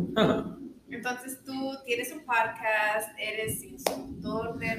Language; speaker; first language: Spanish; early bilingual, other home language; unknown